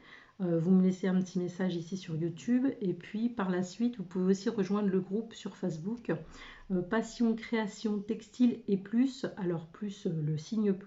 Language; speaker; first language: French; native; French